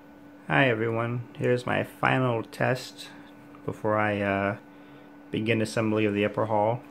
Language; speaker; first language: English; native; English